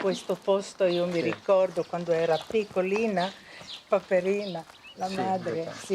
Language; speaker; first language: Italian; non-native, fluent; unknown